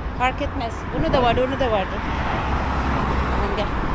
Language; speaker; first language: Turkish; non-native, learner; Filipino